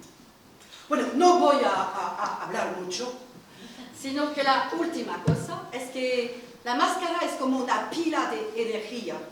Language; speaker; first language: Spanish; non-native, learner; French